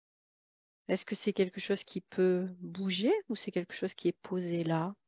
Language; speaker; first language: French; native; French